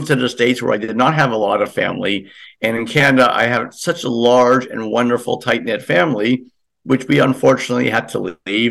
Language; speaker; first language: English; native; English